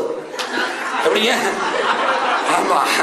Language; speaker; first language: Tamil; native; Tamil